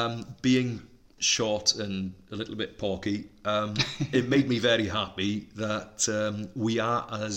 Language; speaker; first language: English; non-native, local second language; Welsh